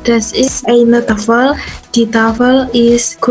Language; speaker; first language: German; non-native, learner; Indonesian